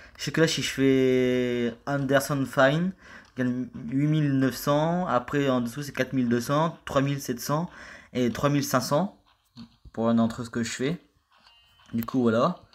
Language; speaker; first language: French; native; French